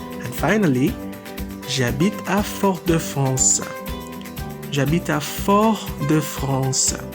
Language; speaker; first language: French; non-native, fluent; English